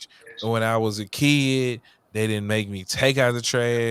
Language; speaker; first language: English; native; English